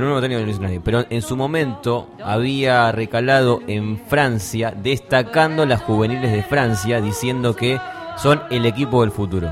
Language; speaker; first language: Spanish; native; Spanish